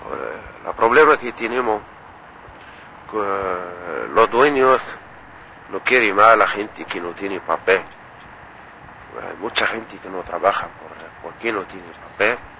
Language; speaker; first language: Spanish; non-native, learner; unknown